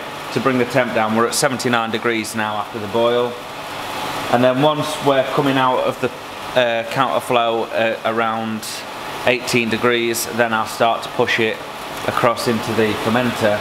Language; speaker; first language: English; native; English